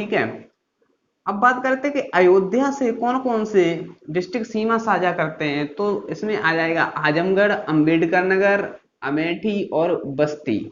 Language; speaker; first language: Hindi; native; Hindi